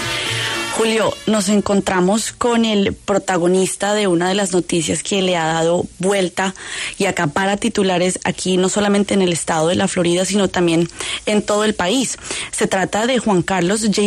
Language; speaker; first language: Spanish; native; Spanish